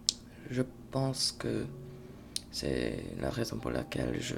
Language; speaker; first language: French; non-native, fluent; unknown